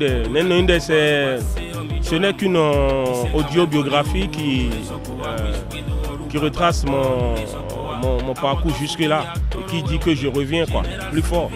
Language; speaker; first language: French; native; French